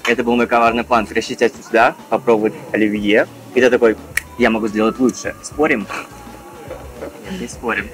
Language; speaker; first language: Russian; native; Russian